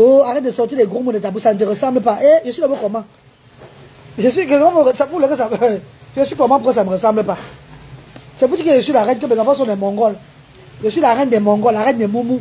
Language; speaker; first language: French; non-native, local second language; Lingala